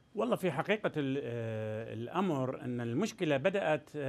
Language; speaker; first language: Arabic; native; Arabic